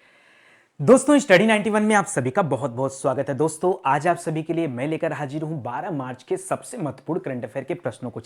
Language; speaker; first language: Hindi; native; Hindi